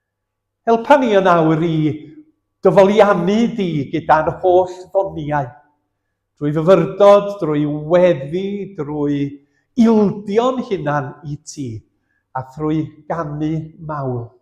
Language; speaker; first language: Welsh; native; Welsh